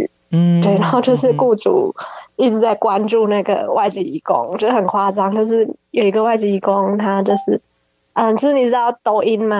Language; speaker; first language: Chinese; native; Chinese